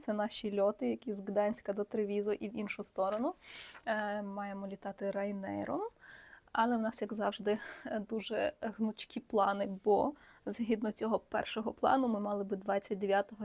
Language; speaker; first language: Ukrainian; native; Ukrainian